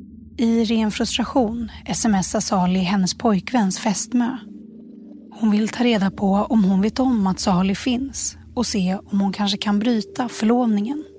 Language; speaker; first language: Swedish; native; Swedish